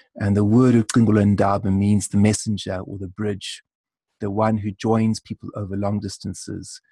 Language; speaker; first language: English; native; English